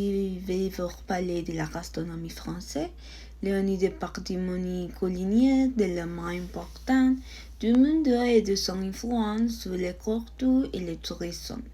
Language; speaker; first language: French; non-native, learner; Spanish